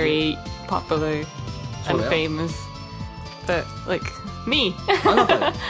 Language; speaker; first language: English; non-native, fluent; Japanese